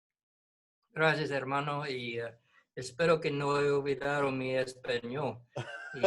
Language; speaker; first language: Spanish; non-native, fluent; English